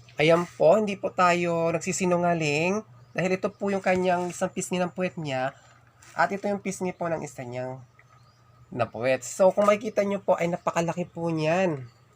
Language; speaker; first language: Filipino; non-native, local second language; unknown